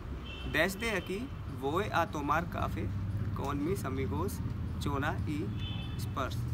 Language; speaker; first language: Spanish; non-native, learner; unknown